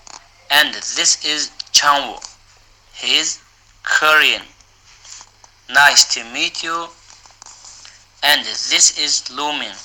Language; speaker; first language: English; non-native, learner; Uyghur